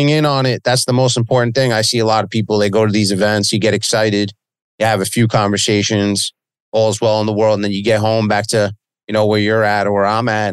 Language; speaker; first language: English; native; English